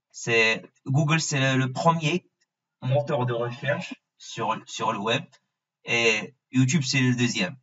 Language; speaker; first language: French; non-native, local second language; Arabic